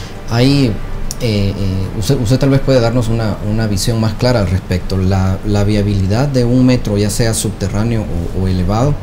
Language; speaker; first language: Spanish; native; Spanish